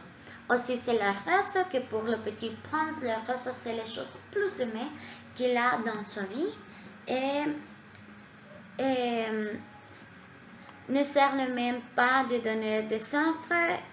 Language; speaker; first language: French; non-native, learner; Spanish